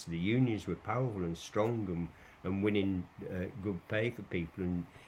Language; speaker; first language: English; native; English